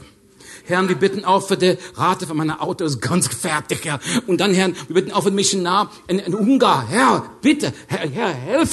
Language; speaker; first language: German; non-native, learner; English